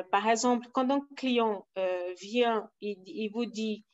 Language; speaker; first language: French; non-native, fluent; Portuguese